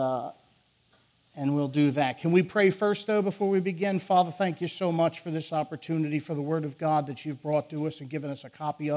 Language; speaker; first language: English; native; English